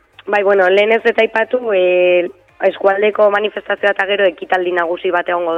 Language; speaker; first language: Basque; native; Basque